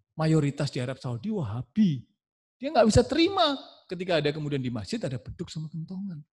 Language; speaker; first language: Indonesian; non-native, local second language; Javanese